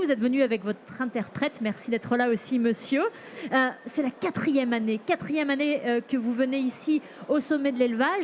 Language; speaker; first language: French; native; French